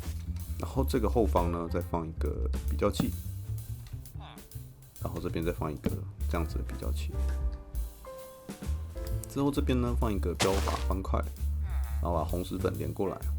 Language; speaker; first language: Chinese; native; Chinese